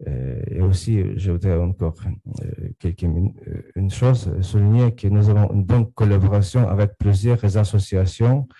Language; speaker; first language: French; non-native, fluent; Ukrainian